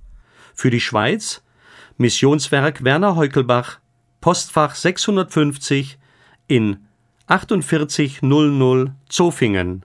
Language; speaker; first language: German; native; German